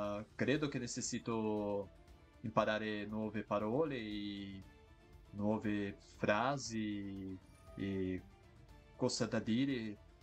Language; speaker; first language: Italian; non-native, learner; Portuguese